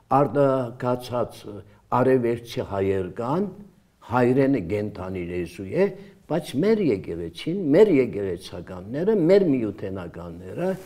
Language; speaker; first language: Armenian; early bilingual, heritage; Armenian